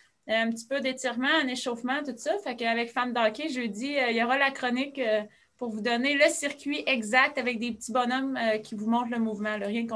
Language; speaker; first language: French; native; French